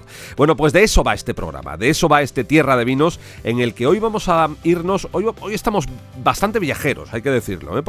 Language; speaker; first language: Spanish; native; Spanish